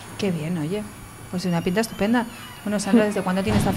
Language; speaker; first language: Spanish; native; Spanish